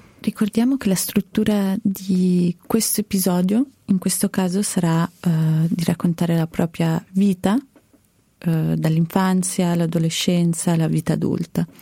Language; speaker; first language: Italian; native; Italian